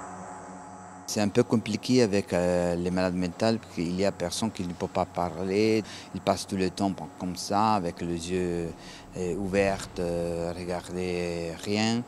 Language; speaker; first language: French; non-native, learner; Italian